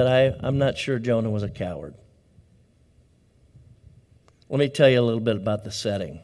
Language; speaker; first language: English; native; English